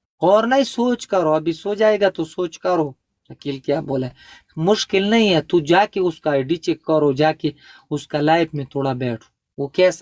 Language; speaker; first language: Hindi; non-native, local second language; Pashto